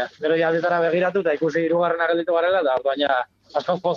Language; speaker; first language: Basque; native; Basque